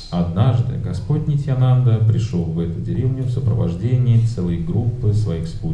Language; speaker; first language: Russian; native; Russian